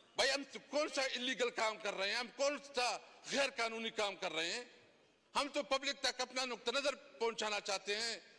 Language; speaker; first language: Urdu; non-native, local second language; Pashto